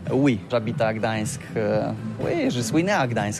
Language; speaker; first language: French; non-native, learner; Polish